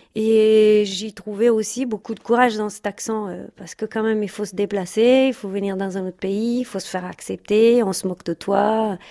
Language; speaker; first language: French; non-native, fluent; Italian